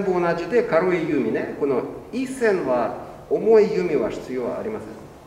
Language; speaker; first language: Japanese; non-native, learner; Russian